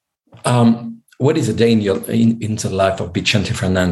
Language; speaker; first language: English; non-native, fluent; French